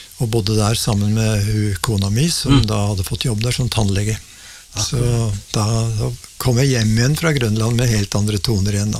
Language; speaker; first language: Norwegian; native; Norwegian